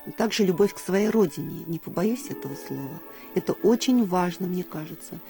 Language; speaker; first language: Russian; native; Russian